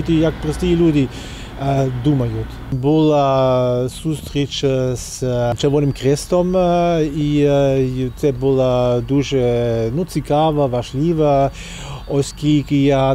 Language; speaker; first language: Ukrainian; non-native, fluent; German